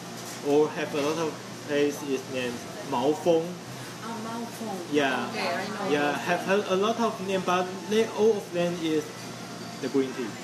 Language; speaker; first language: English; non-native, learner; Chinese